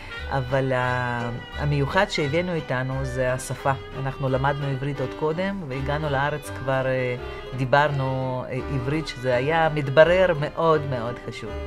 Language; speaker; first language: Hebrew; non-native, fluent; Russian